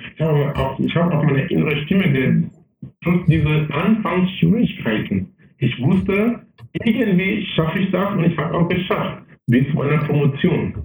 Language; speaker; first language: German; non-native, fluent; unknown